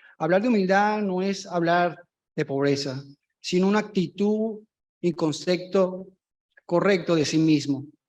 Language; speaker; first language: Spanish; native; Spanish